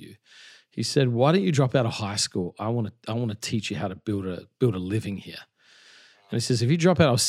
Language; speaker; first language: English; native; English